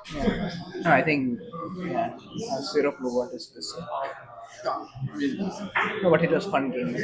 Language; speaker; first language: English; non-native, fluent; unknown